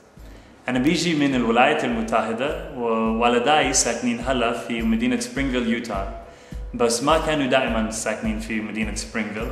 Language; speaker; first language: Arabic; non-native, fluent; English